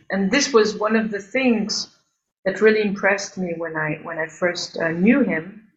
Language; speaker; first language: English; early bilingual, other home language; Albanian